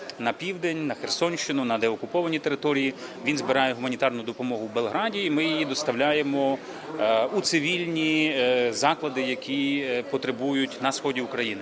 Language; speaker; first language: Ukrainian; native; Ukrainian